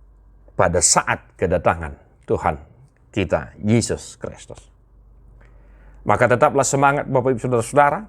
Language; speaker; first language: Indonesian; non-native, local second language; Batak Toba